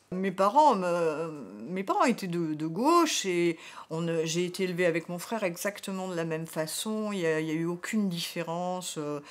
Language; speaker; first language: French; native; French